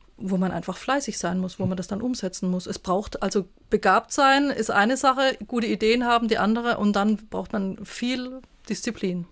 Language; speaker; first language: German; native; German